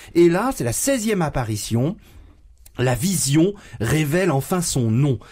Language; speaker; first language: French; native; French